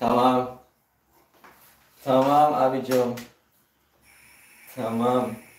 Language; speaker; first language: Turkish; non-native, learner; Filipino